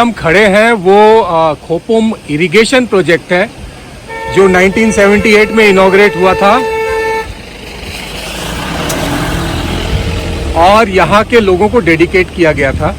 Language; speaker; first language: Hindi; native; Hindi